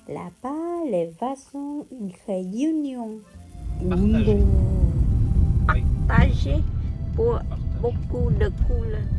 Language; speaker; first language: French; non-native, learner; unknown